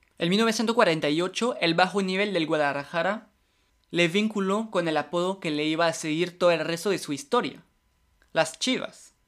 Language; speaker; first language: Spanish; non-native, fluent; French